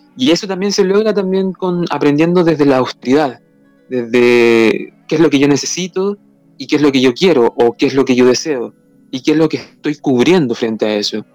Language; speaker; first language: Spanish; native; Spanish